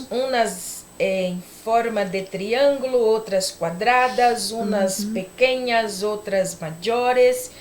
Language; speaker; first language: Spanish; non-native, learner; Portuguese